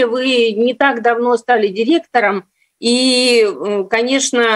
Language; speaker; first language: Russian; native; Russian